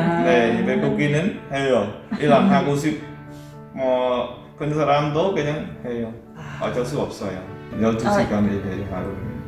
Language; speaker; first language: Korean; non-native, learner; Khmer